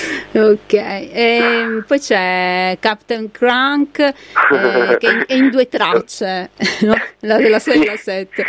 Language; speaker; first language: Italian; native; Italian